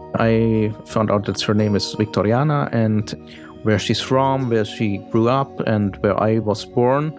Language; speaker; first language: English; early bilingual, heritage; German